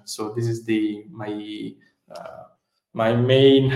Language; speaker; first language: English; non-native, fluent; Italian